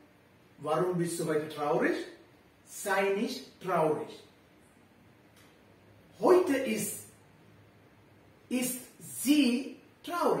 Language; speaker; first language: German; non-native, fluent; Sinhala